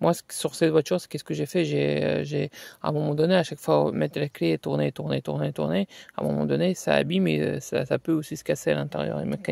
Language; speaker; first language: French; native; French